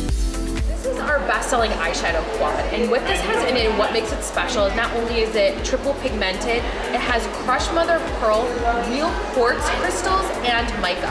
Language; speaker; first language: English; native; English